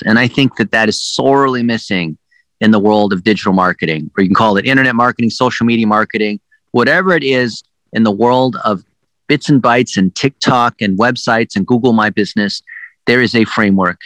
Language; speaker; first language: English; early bilingual, other home language; Chinese